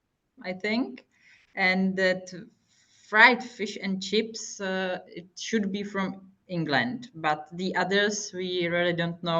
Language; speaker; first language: English; non-native, fluent; Hungarian